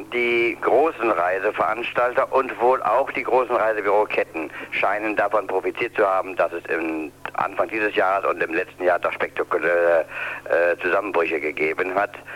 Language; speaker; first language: German; native; German